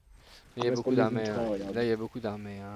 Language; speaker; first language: French; native; French